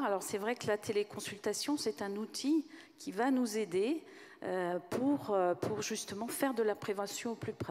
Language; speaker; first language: French; native; French